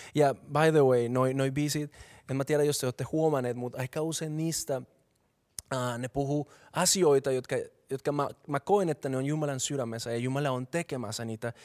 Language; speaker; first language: Finnish; non-native, fluent; Spanish